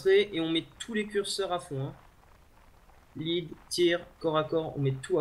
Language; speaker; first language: French; native; French